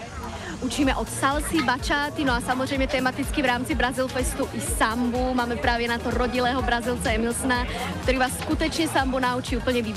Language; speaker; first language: Czech; native; Czech